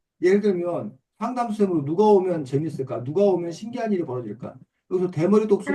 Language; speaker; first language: Korean; native; Korean